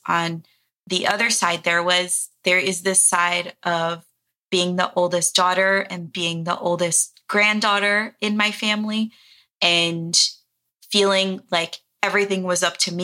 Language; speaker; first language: English; early bilingual, other home language; Portuguese